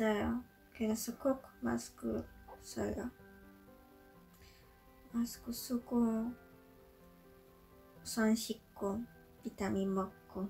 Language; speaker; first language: Korean; non-native, learner; Polish